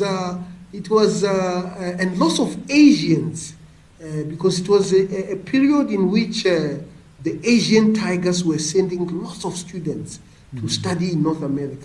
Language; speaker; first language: English; non-native, local second language; Venda